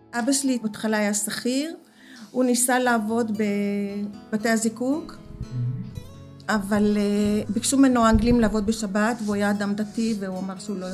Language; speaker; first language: Hebrew; early bilingual, other home language; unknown